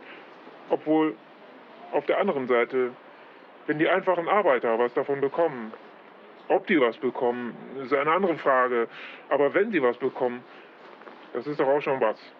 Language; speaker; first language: German; non-native, fluent; Polish